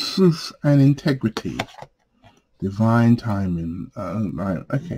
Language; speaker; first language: English; native; English